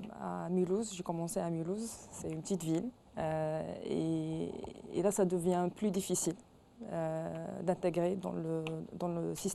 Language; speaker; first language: French; non-native, local second language; Arabic